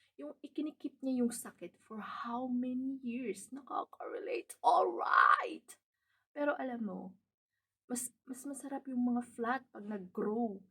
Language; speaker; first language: Filipino; non-native, local second language; Cebuano